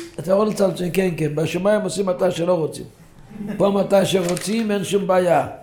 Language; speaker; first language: Hebrew; non-native, local second language; Yiddish